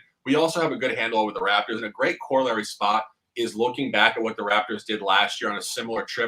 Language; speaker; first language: English; native; English